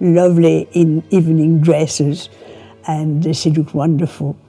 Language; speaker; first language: English; non-native, fluent; French